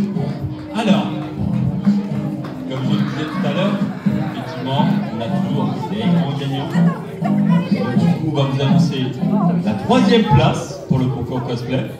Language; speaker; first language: French; native; French